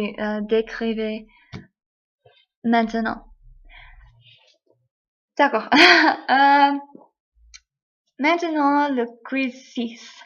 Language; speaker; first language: French; non-native, learner; English